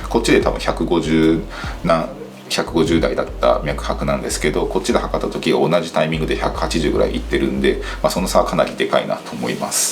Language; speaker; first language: Japanese; native; Japanese